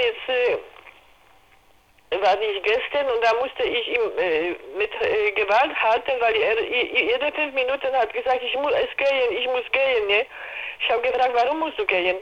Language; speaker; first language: German; non-native, learner; Polish